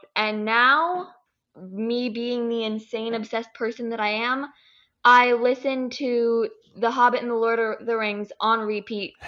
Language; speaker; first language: English; native; English